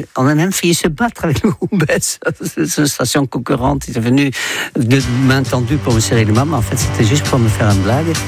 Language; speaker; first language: French; non-native, fluent; Dutch